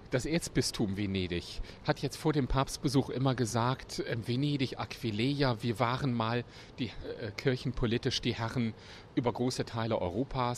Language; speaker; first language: German; native; German